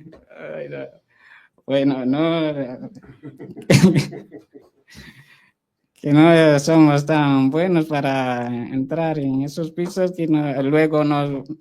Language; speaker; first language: Spanish; non-native, fluent; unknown